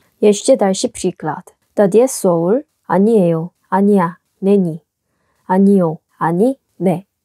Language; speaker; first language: Czech; non-native, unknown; Korean